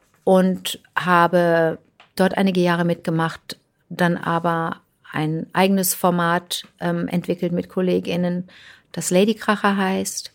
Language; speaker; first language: German; native; German